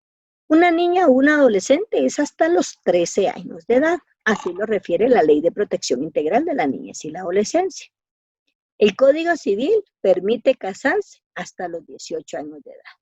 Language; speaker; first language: Spanish; native; Spanish